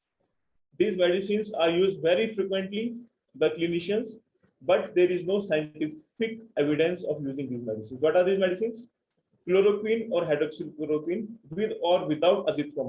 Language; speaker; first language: English; non-native, local second language; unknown